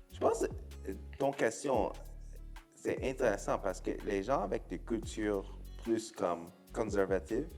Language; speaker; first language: French; non-native, local second language; English